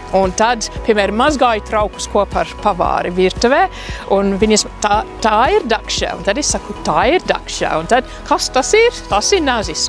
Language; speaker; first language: Latvian; non-native, fluent; English